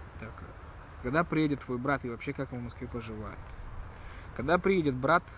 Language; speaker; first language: Russian; early bilingual, heritage; Russian